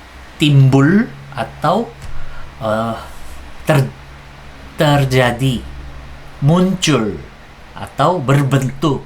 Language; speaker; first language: Indonesian; non-native, fluent; Korean